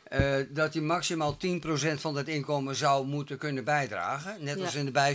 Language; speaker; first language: Dutch; native; Dutch